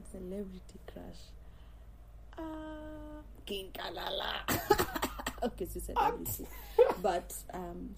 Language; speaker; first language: English; non-native, local second language; Swahili